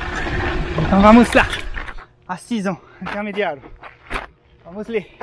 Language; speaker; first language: Portuguese; non-native, learner; French